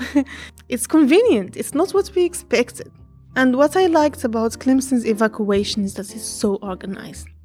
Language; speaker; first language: English; non-native, fluent; Arabic